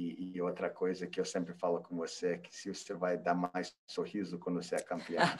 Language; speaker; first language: Portuguese; non-native, fluent; English